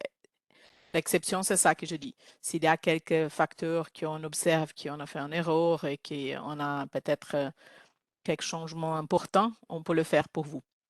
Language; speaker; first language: French; non-native, learner; Portuguese